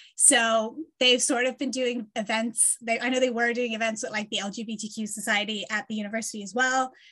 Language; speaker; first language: English; native; English